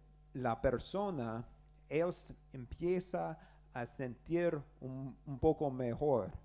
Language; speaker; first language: Spanish; non-native, learner; English